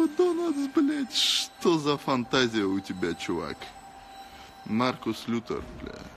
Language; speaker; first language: Russian; native; Russian